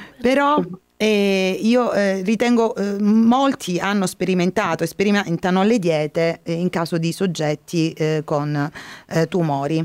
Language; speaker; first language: Italian; native; Italian